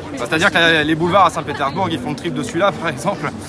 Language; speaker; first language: French; native; French